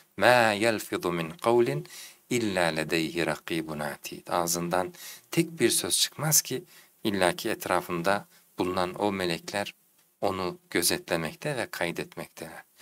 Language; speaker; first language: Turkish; native; Turkish